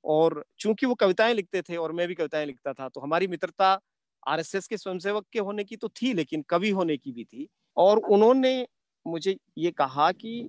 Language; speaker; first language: Hindi; native; Hindi